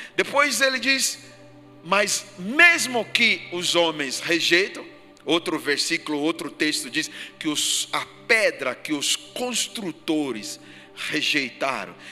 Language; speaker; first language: Portuguese; non-native, fluent; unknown